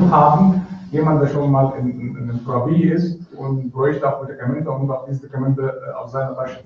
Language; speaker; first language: German; non-native, fluent; Arabic